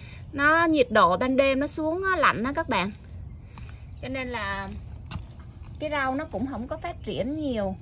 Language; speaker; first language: Vietnamese; native; Vietnamese